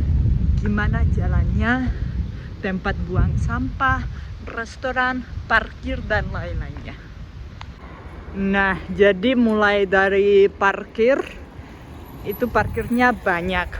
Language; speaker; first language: Indonesian; non-native, fluent; Spanish